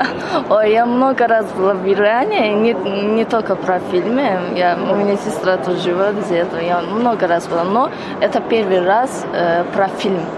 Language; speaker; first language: Russian; non-native, local second language; Azerbaijani